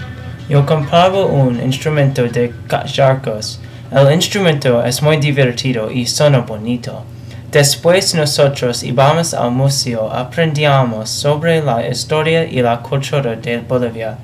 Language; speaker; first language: Spanish; non-native, learner; English